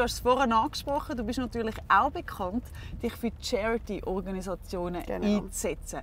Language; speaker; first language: German; native; German